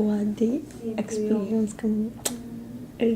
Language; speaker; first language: French; non-native, learner; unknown